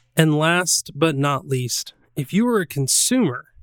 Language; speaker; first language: English; native; English